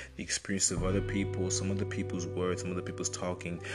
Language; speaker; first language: English; non-native, local second language; Igbo